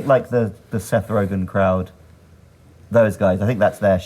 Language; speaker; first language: English; native; English